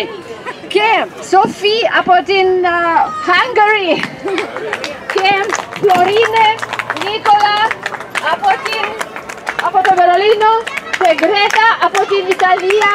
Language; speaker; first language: Greek; non-native, learner; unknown